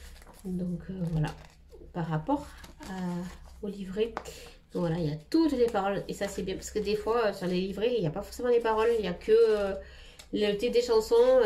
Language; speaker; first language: French; native; French